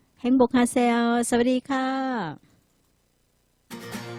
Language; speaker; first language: Korean; non-native, learner; Thai